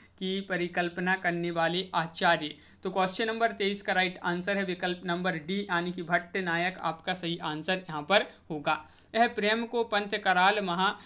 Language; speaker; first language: Hindi; native; Hindi